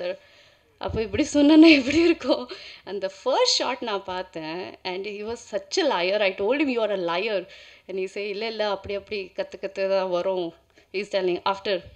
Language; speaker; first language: Tamil; non-native, learner; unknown